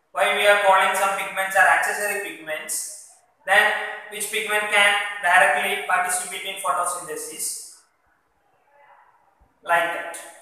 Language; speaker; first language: English; non-native, local second language; Malayalam